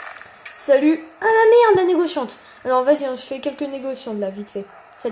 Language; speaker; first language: French; native; French